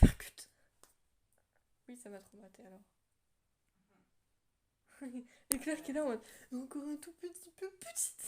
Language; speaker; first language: French; native; French